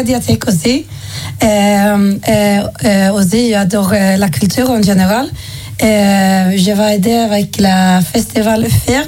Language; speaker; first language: French; non-native, learner; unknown